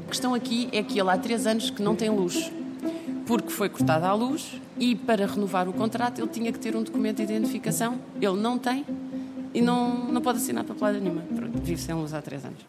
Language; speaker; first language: Portuguese; native; Portuguese